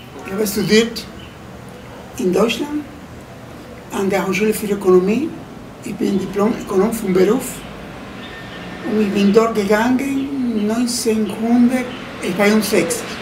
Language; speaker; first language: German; non-native, learner; Spanish